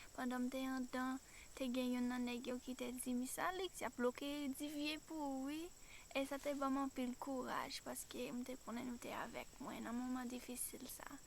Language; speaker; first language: Haitian Creole; non-native, fluent; English